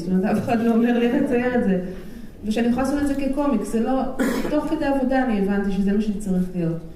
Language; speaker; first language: Hebrew; native; Hebrew